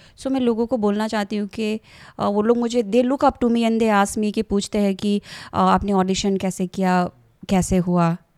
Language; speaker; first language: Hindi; non-native, local second language; Assamese